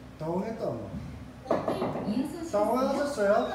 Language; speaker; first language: Korean; native; Korean